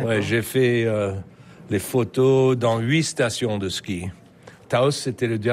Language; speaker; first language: French; early bilingual, heritage; French